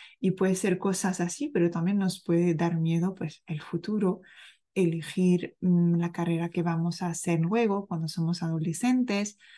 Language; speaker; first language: Spanish; non-native, fluent; French